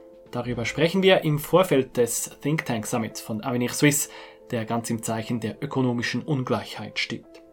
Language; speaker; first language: German; native; German